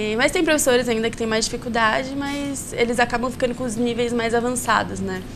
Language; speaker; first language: Portuguese; native; Portuguese